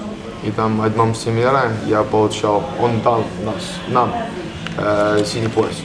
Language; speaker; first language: Russian; non-native, learner; Estonian